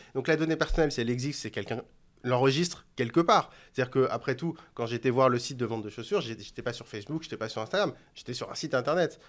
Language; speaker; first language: French; native; French